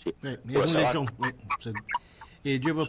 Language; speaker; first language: French; non-native, learner; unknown